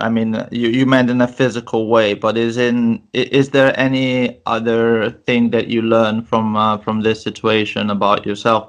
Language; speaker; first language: English; non-native, fluent; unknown